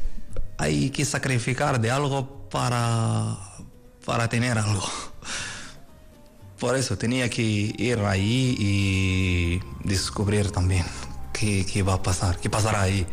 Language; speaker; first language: Spanish; non-native, learner; Arabic